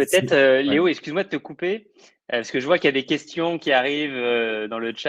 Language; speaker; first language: French; native; French